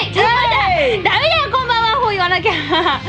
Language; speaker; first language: Japanese; native; Japanese